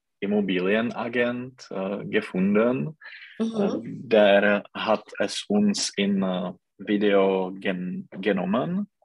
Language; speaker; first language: German; non-native, learner; Czech